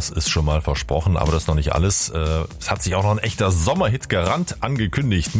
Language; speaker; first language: German; native; German